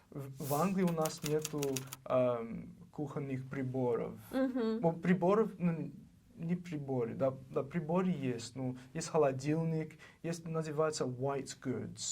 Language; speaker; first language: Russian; non-native, learner; English